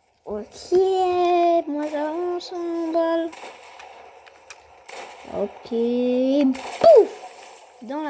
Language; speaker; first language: French; native; French